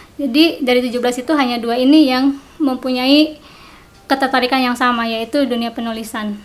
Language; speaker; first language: Indonesian; non-native, local second language; Sundanese